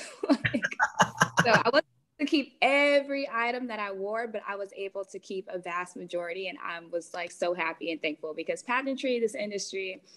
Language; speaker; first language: English; native; English